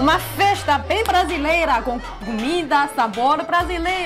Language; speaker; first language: Portuguese; non-native, fluent; Chinese